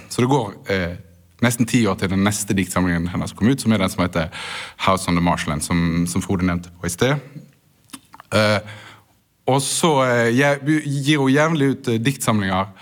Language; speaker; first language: Norwegian; native; Norwegian